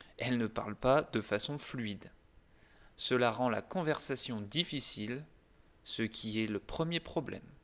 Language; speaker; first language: French; native; French